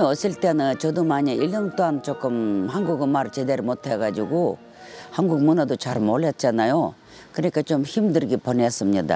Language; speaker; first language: Korean; non-native, learner; Russian